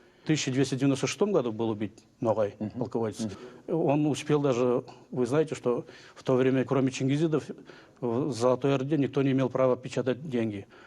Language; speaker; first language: Russian; non-native, local second language; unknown